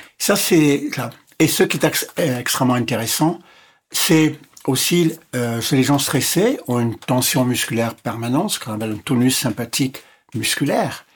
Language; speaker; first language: French; non-native, local second language; English